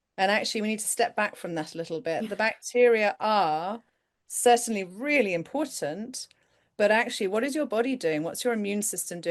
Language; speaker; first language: English; native; English